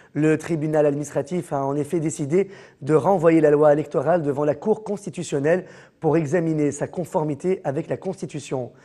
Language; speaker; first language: French; non-native, local second language; Arabic